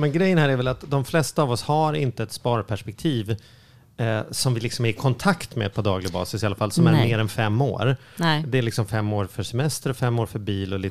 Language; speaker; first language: Swedish; native; Swedish